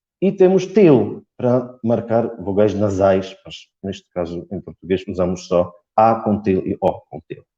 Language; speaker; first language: Portuguese; non-native, fluent; Polish